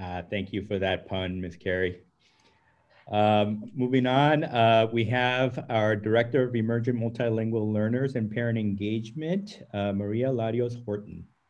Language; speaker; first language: English; early bilingual, other home language; Spanish